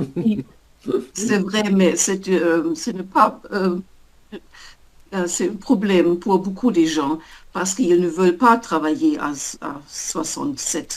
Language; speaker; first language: French; non-native, learner; German